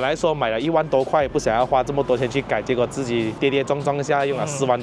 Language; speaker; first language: Chinese; native; Chinese